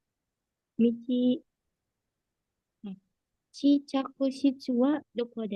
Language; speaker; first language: Japanese; non-native, learner; Indonesian